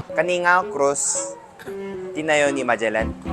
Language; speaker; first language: Cebuano; non-native, learner; Korean